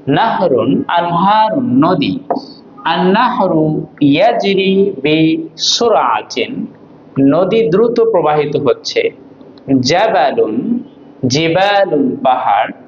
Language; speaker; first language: Bangla; native; Bangla